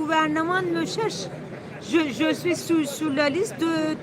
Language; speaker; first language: French; non-native, learner; Turkish